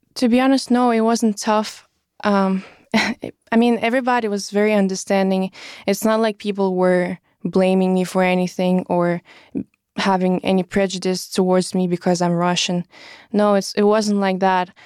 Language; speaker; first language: English; non-native, fluent; Russian